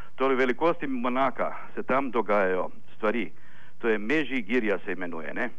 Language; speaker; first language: Slovenian; non-native, fluent; Ukrainian